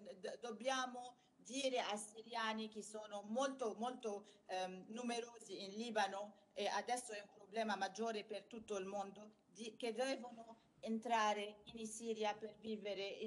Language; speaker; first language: Italian; non-native, learner; Arabic